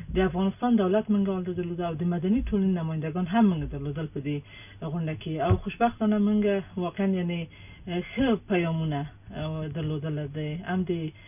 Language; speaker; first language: Pashto; non-native, local second language; Persian